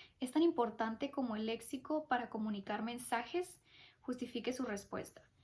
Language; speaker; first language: Spanish; early bilingual, heritage; Spanish